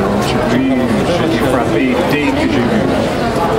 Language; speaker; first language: French; non-native, fluent; English